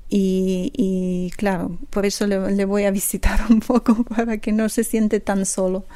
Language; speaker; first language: Spanish; non-native, fluent; Ukrainian